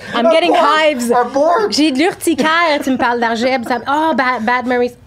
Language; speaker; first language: French; native; French